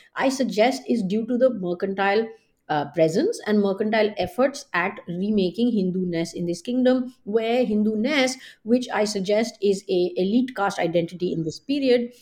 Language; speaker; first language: English; non-native, local second language; Hindi